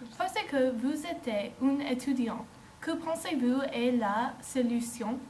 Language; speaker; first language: French; non-native, learner; English